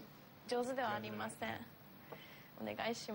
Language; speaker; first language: Japanese; non-native, learner; English